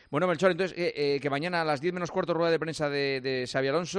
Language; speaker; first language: Spanish; native; Spanish